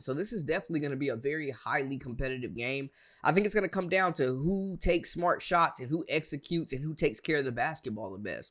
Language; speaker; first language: English; native; English